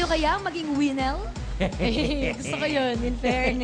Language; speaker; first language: Filipino; native; Filipino